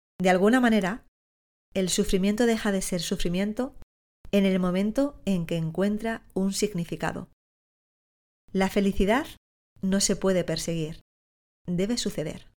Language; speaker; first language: Spanish; native; Spanish